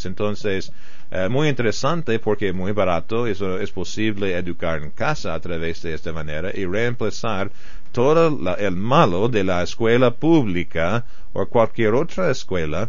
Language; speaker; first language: Spanish; non-native, fluent; English